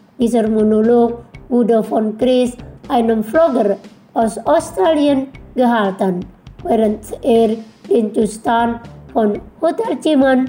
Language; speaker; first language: German; non-native, fluent; Indonesian